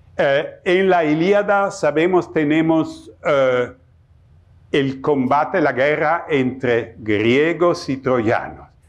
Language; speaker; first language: Spanish; non-native, fluent; Italian